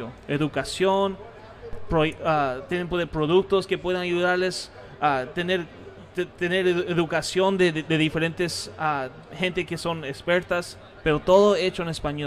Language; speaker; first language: Spanish; early bilingual, heritage; Spanish